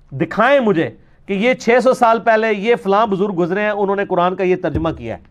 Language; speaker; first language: Urdu; non-native, local second language; Punjabi